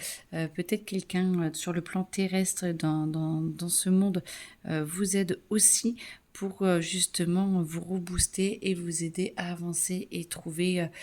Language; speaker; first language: French; native; French